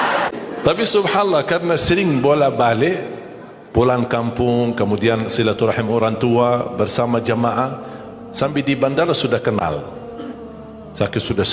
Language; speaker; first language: Indonesian; non-native, fluent; Arabic